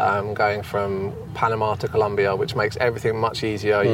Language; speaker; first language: English; native; English